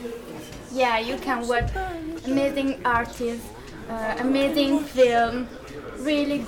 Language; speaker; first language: English; non-native, learner; Italian